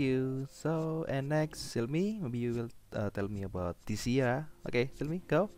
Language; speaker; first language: English; non-native, learner; Indonesian